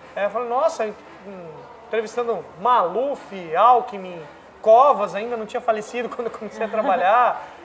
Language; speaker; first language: Portuguese; native; Portuguese